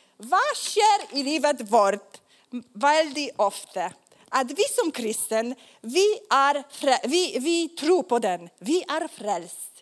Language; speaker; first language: Swedish; non-native, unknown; Polish